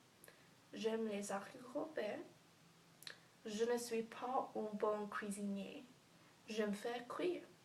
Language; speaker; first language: French; non-native, learner; English